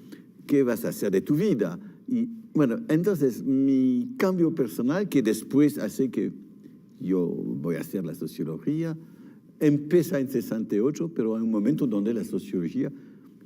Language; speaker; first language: Spanish; non-native, fluent; French